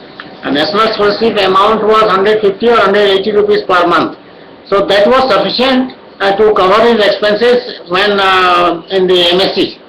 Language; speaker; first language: English; non-native, local second language; Odia